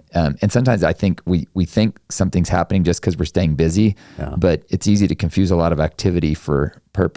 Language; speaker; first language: English; native; English